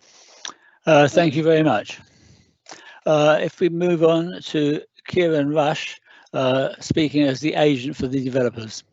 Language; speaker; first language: English; native; English